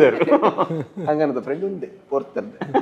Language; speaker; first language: Malayalam; non-native, learner; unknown